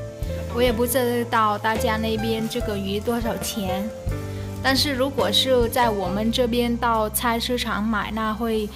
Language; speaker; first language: Chinese; non-native, fluent; Vietnamese